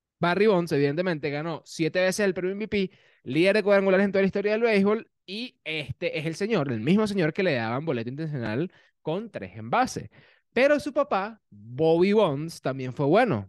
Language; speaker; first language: Spanish; native; Spanish